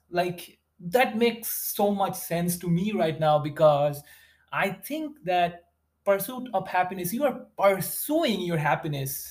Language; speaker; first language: English; non-native, local second language; Bangla